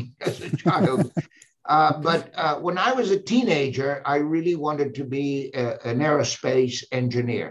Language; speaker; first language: English; non-native, fluent; Spanish